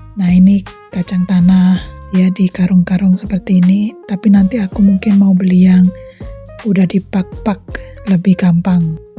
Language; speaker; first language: Indonesian; native; Indonesian